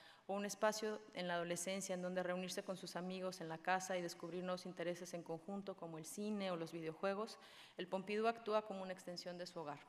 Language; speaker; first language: Spanish; native; Spanish